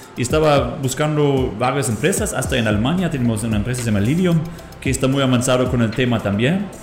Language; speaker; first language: Spanish; non-native, fluent; German